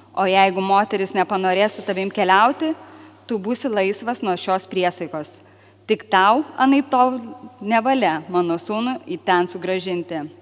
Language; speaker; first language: Lithuanian; native; Lithuanian